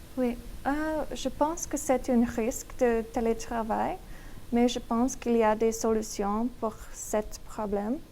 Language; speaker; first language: French; non-native, learner; English